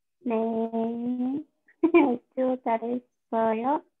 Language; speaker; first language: Korean; non-native, learner; Spanish